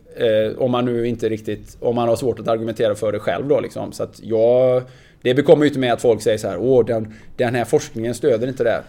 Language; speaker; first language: Swedish; native; Swedish